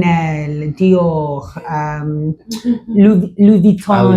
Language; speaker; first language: French; non-native, learner; English